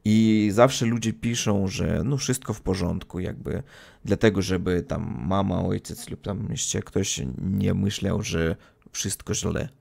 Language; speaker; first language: Polish; non-native, learner; Russian